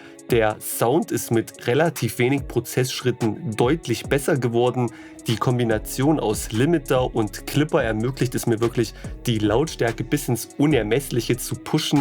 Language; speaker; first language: German; native; German